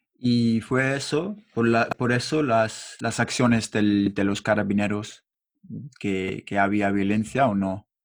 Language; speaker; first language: Spanish; non-native, learner; English